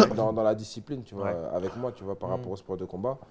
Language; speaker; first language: French; native; French